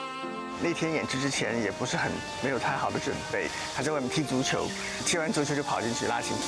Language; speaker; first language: Chinese; native; Chinese